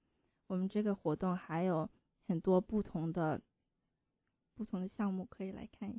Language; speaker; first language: Chinese; early bilingual, heritage; Chinese